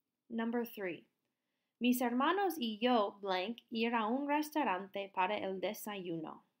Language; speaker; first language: Spanish; non-native, fluent; English